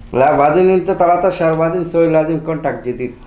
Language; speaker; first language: Arabic; non-native, learner; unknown